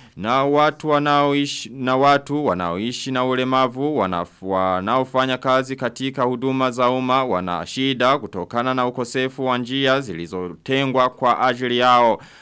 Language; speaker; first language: Swahili; non-native, local second language; Rundi